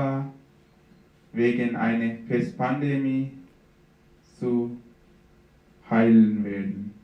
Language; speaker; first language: German; non-native, fluent; Sinhala